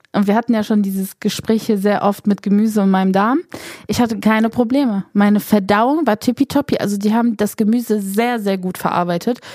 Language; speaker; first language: German; early bilingual, other home language; Polish